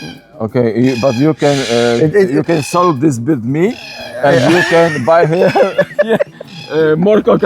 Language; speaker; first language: English; non-native, learner; Polish